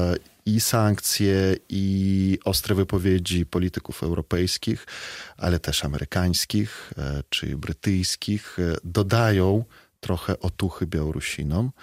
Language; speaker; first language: Polish; non-native, fluent; Belarusian